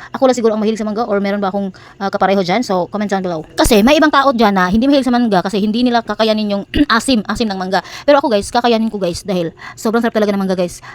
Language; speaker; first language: Filipino; non-native, local second language; Cebuano